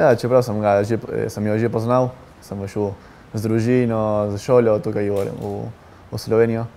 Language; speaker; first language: Slovenian; early bilingual, heritage; Spanish